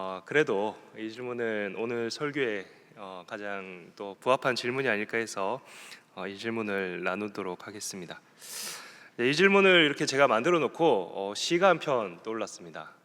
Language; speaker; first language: Korean; native; Korean